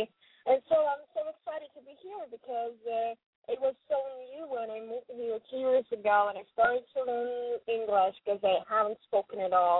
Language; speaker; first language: English; non-native, learner; Ukrainian